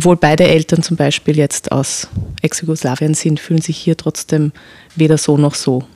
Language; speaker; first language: German; native; German